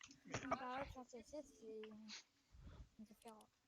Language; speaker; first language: French; native; French